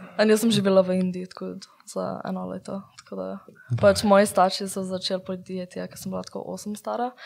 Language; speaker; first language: Slovenian; early bilingual, heritage; English